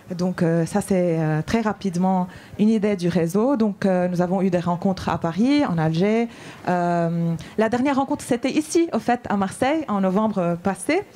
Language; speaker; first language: French; non-native, local second language; Arabic